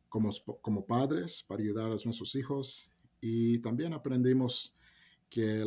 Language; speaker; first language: Spanish; early bilingual, heritage; Spanish